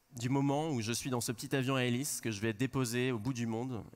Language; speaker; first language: French; native; French